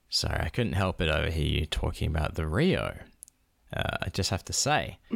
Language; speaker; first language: English; native; English